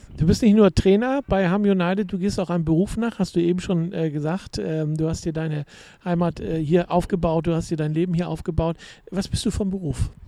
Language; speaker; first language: German; native; German